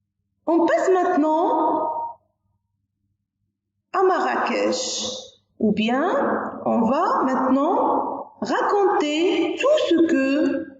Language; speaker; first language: French; non-native, local second language; Arabic